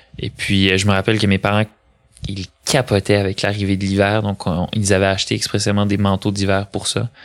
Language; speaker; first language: French; early bilingual, other home language; Arabic